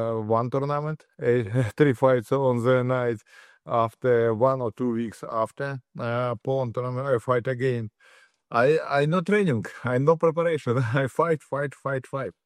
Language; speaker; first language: English; non-native, learner; Russian